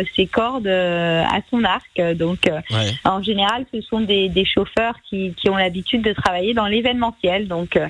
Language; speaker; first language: French; native; French